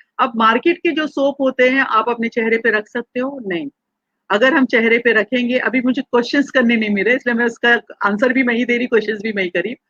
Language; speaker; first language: Hindi; non-native, local second language; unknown